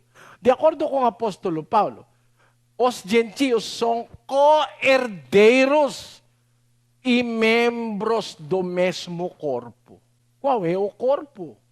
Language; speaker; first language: Portuguese; non-native, learner; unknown